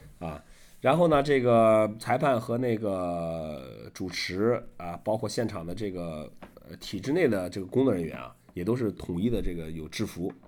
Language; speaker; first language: Chinese; native; Chinese